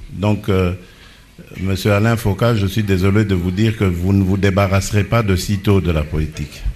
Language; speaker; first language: French; non-native, local second language; Lingala